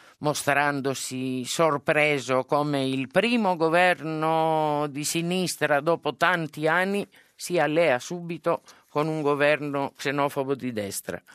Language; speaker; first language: Italian; non-native, fluent; Greek